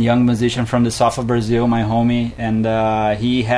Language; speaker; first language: English; non-native, fluent; Portuguese